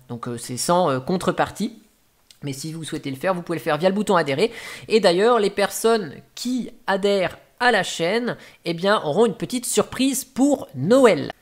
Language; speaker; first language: French; native; French